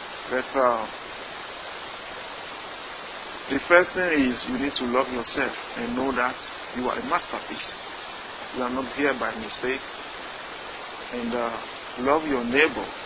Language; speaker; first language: English; non-native, fluent; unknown